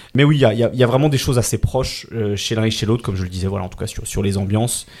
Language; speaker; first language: French; native; French